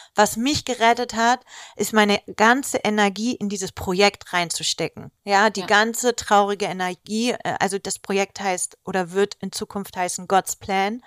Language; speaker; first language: German; early bilingual, other home language; Greek